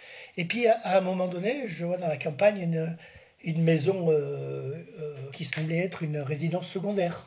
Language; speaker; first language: French; native; French